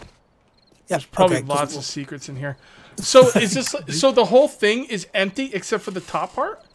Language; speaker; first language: English; native; English